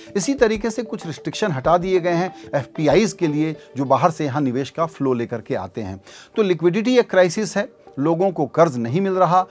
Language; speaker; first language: Hindi; native; Hindi